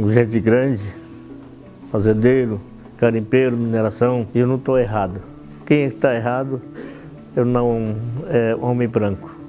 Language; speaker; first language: Portuguese; non-native, local second language; Yanomámi